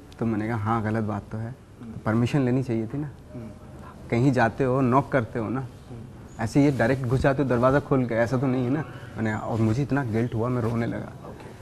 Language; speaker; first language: Hindi; native; Hindi